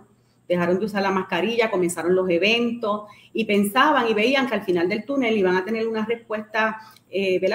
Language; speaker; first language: Spanish; native; Spanish